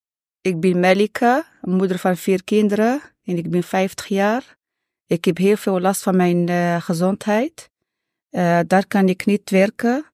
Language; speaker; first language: Dutch; non-native, fluent; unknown